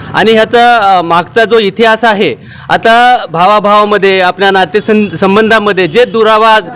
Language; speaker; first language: Marathi; non-native, local second language; Lambadi